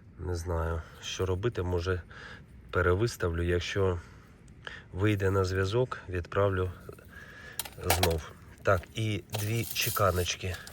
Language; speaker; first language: Ukrainian; non-native, local second language; Russian